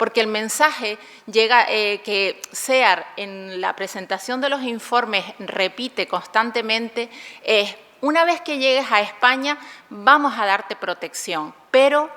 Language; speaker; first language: Spanish; native; Spanish